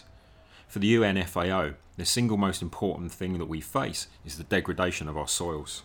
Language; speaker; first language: English; native; English